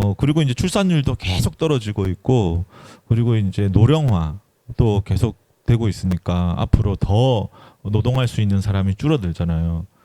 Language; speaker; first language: Korean; native; Korean